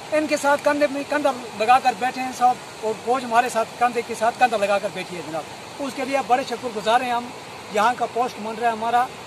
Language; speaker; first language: Urdu; non-native, local second language; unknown